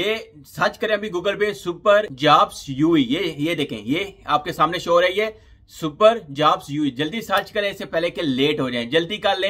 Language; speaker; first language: Hindi; native; Hindi